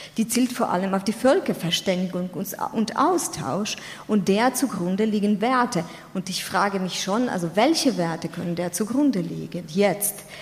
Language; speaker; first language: German; non-native, fluent; Ukrainian